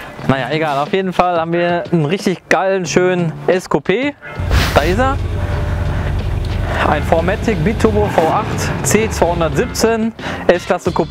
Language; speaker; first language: German; native; German